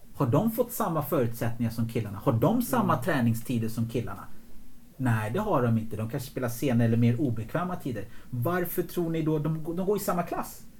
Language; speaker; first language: Swedish; early bilingual, other home language; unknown